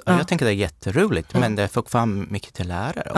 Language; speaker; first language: Swedish; non-native, learner; English